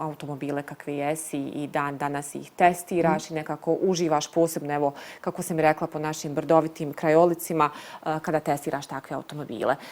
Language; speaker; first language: Bosnian; native; Bosnian